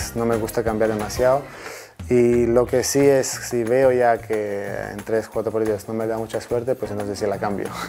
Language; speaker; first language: Spanish; non-native, fluent; Croatian